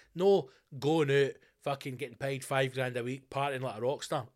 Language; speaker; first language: English; native; English